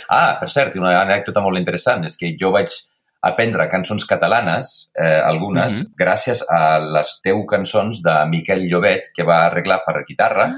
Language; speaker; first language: Catalan; non-native, fluent; Icelandic